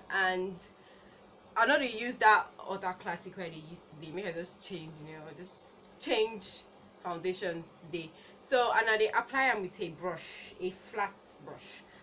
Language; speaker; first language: Nigerian Pidgin; non-native, local second language; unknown